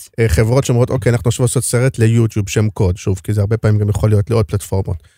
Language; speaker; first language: Hebrew; native; Hebrew